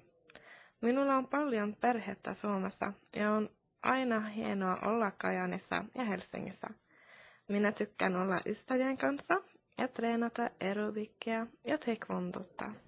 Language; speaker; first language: Finnish; early bilingual, heritage; Finnish